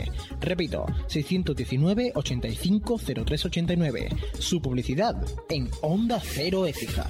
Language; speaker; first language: Spanish; native; Spanish